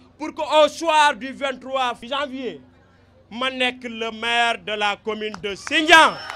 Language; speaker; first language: Wolof; non-native, local second language; Jola-Fonyi